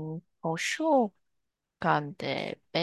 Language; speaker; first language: Japanese; non-native, learner; Chinese